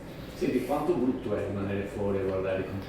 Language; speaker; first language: Italian; native; Italian